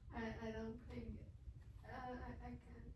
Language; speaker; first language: English; non-native, learner; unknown